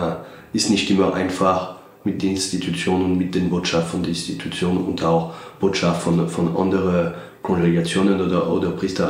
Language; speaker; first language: German; non-native, fluent; French